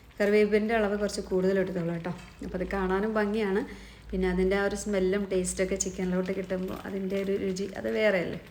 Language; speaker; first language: Malayalam; native; Malayalam